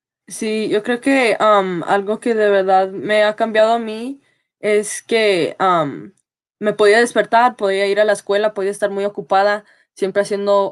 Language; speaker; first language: Spanish; early bilingual, heritage; Spanish